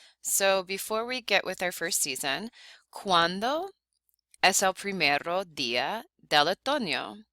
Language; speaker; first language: Spanish; non-native, fluent; English